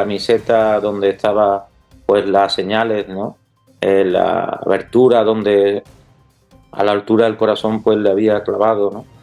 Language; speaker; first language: Spanish; native; Spanish